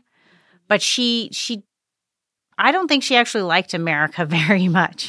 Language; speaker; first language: English; native; English